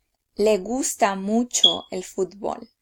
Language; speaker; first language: Spanish; early bilingual, heritage; Spanish